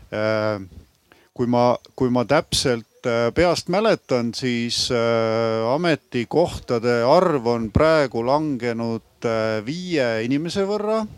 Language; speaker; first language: Estonian; native; Estonian